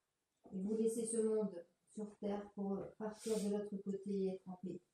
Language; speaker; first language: French; native; French